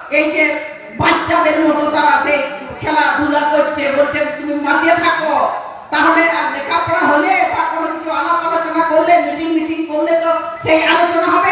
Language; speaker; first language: Bangla; non-native, local second language; Santali